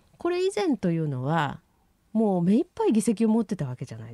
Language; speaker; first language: Japanese; native; Japanese